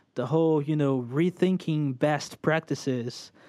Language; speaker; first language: English; early bilingual, other home language; Portuguese